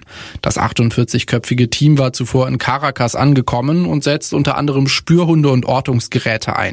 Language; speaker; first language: German; native; German